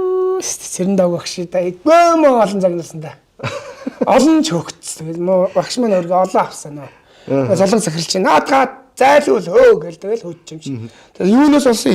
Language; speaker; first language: Mongolian; native; Mongolian